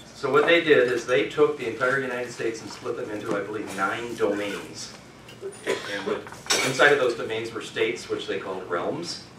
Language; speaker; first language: English; native; English